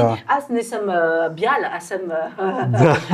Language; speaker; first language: Bulgarian; non-native, learner; French